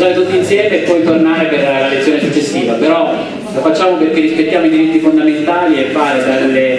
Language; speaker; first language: Italian; native; Italian